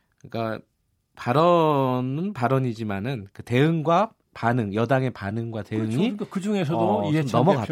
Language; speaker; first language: Korean; native; Korean